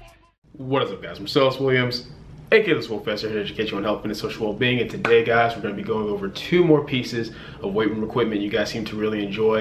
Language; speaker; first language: English; native; English